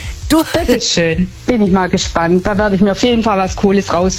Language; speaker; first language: German; native; German